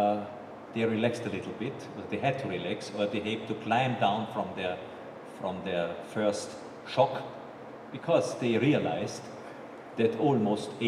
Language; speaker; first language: English; non-native, fluent; German